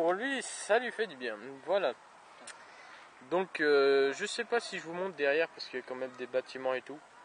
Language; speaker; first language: French; native; French